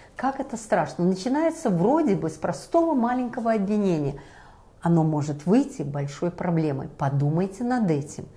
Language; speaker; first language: Russian; native; Russian